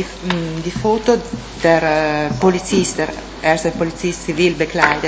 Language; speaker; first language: German; non-native, fluent; Italian